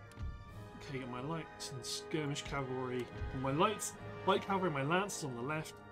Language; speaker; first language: English; native; English